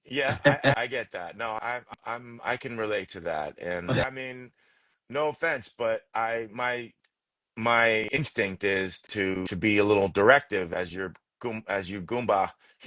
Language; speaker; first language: English; native; English